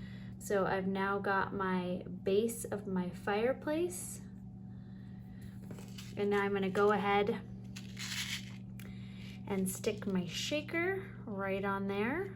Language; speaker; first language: English; native; English